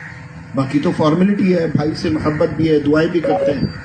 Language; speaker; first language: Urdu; non-native, local second language; Punjabi